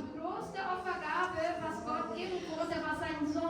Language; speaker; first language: German; non-native, fluent; Portuguese